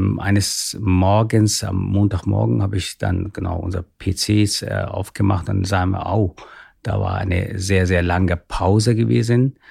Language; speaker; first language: German; non-native, fluent; Persian